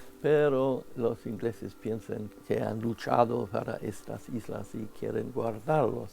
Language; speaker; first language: Spanish; non-native, fluent; English